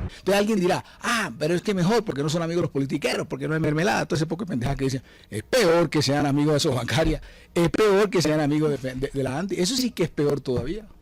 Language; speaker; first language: Spanish; native; Spanish